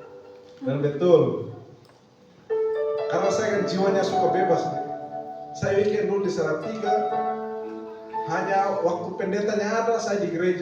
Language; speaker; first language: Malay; non-native, local second language; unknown